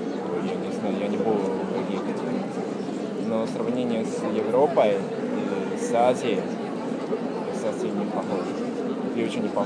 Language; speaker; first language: Russian; non-native, learner; Japanese